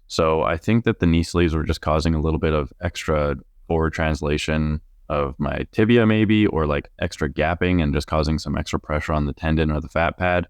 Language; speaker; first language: English; native; English